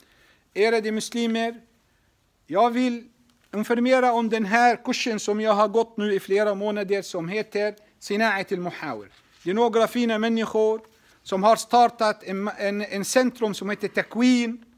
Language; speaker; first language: Swedish; non-native, fluent; Arabic